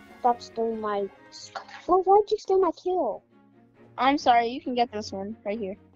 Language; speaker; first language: English; native; English